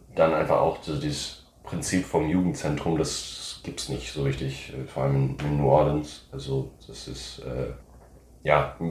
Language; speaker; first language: German; early bilingual, heritage; English